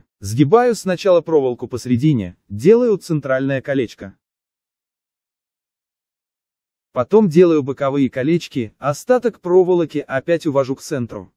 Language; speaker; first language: Russian; native; Russian